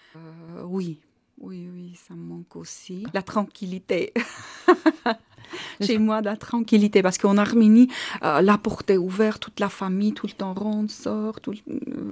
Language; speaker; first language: French; non-native, fluent; Armenian